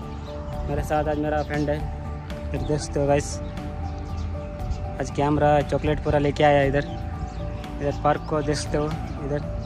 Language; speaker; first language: Hindi; non-native, local second language; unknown